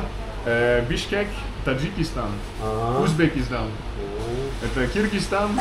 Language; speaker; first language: Russian; non-native, learner; German